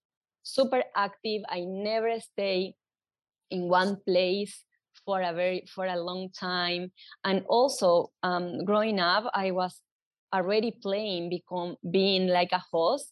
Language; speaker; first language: English; non-native, fluent; Spanish